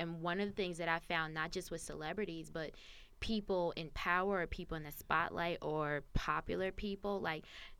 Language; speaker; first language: English; native; English